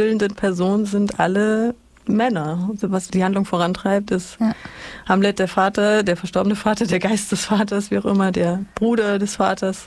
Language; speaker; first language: German; native; German